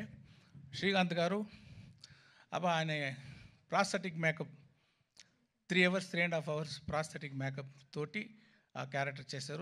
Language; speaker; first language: Telugu; non-native, learner; Tamil